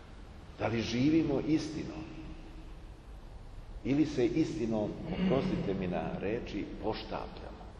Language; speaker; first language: Serbian; native; Serbian